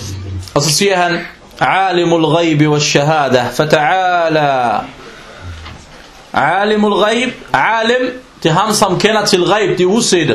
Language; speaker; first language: Danish; non-native, fluent; Arabic